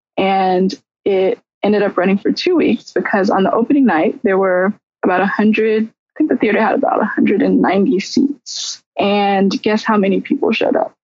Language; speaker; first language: English; native; English